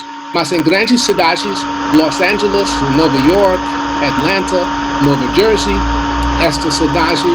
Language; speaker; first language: Portuguese; non-native, learner; English